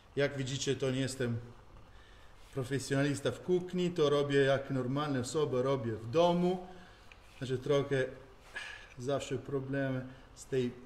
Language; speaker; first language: Polish; non-native, learner; Italian